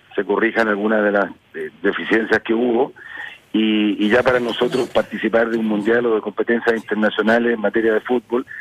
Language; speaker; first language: Spanish; native; Spanish